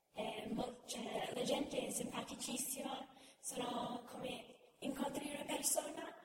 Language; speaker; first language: Italian; non-native, fluent; English